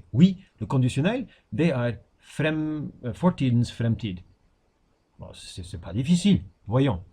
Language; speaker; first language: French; non-native, fluent; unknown